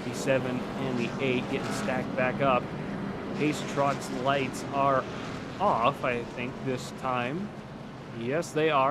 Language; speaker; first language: English; native; English